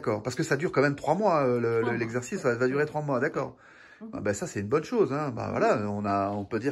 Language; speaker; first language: French; native; French